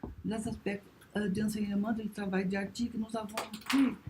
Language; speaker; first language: French; non-native, learner; Portuguese